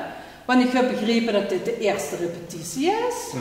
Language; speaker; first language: Dutch; native; Dutch